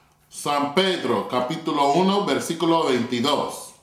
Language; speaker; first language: Spanish; non-native, fluent; English